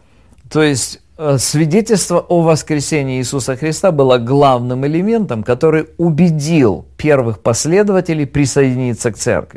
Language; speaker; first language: Russian; native; Russian